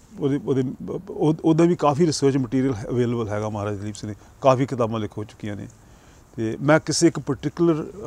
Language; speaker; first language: Punjabi; early bilingual, heritage; Punjabi